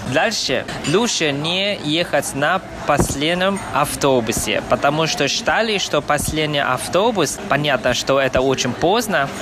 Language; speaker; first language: Russian; non-native, fluent; Chinese